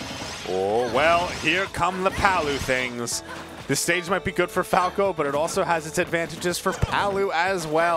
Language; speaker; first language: English; native; English